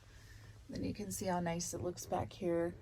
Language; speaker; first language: English; native; English